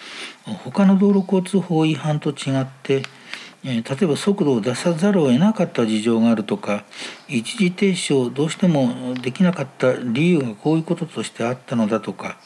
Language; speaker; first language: Japanese; native; Japanese